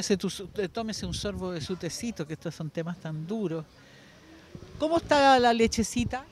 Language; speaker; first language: Spanish; native; Spanish